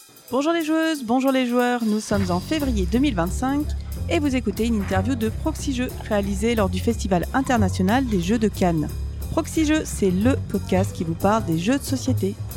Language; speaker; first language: French; native; French